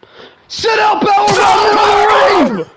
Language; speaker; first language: English; native; English